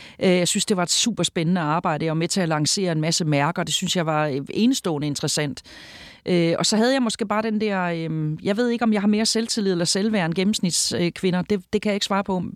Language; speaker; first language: Danish; native; Danish